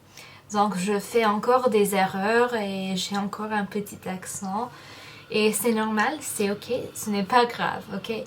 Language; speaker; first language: French; non-native, fluent; English